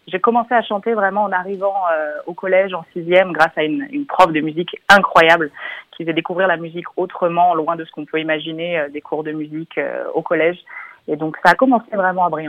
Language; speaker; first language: French; native; French